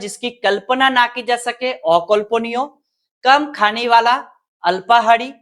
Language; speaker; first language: Hindi; non-native, local second language; Bangla